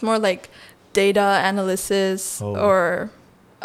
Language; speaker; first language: English; non-native, local second language; Chinese